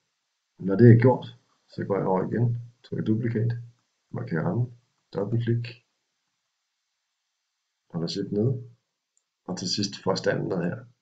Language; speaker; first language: Danish; native; Danish